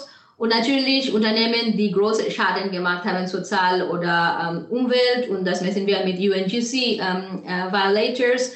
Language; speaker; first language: German; non-native, fluent; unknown